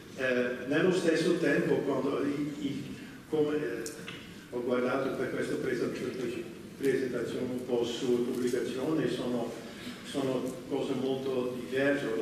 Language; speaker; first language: Italian; non-native, fluent; Dutch